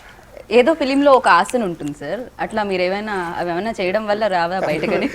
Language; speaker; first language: Telugu; native; Telugu